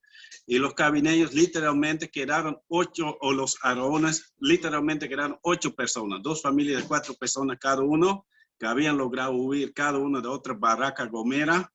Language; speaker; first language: Spanish; non-native, fluent; Dutch